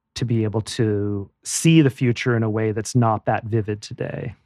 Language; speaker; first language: English; native; English